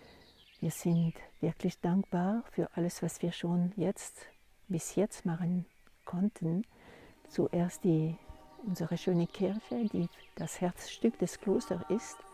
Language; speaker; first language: German; non-native, fluent; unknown